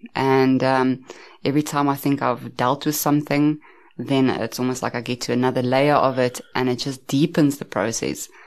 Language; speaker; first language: English; native; English